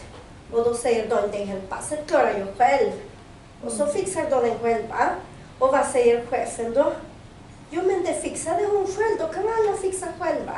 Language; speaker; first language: Swedish; non-native, fluent; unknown